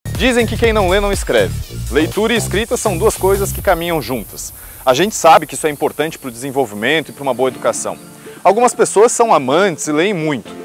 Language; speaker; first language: Portuguese; native; Portuguese